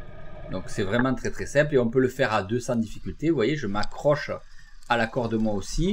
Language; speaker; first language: French; native; French